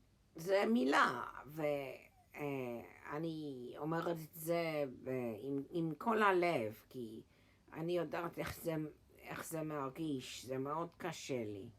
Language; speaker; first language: Hebrew; early bilingual, heritage; English